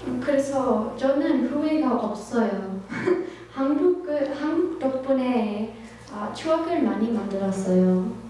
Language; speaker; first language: Korean; non-native, fluent; English